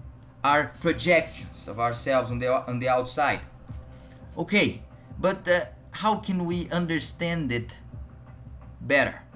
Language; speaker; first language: English; non-native, fluent; Portuguese